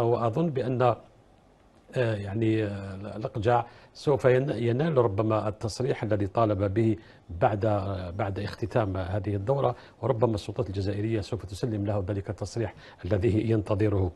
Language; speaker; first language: Arabic; native; Arabic